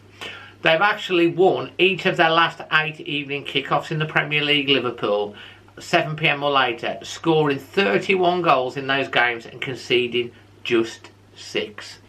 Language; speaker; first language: English; native; English